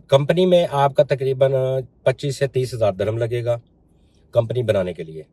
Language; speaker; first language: Urdu; non-native, local second language; Punjabi